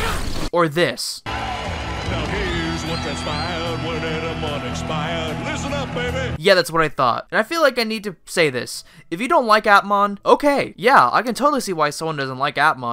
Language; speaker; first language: English; native; English